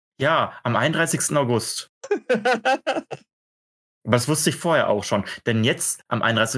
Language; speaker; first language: German; native; German